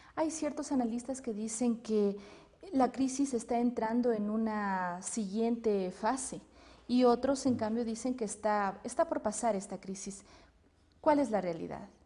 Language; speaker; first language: Spanish; native; Spanish